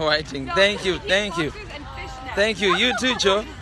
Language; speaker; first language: English; non-native, local second language; Swahili